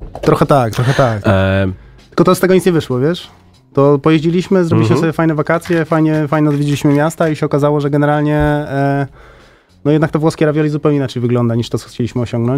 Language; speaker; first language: Polish; native; Polish